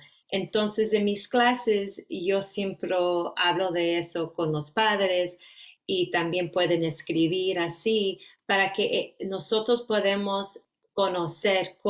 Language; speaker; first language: Spanish; early bilingual, heritage; Spanish